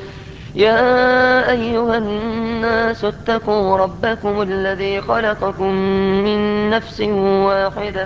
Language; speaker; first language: Arabic; native; Arabic